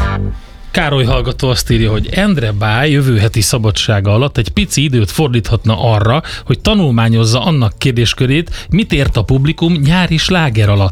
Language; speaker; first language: Hungarian; native; Hungarian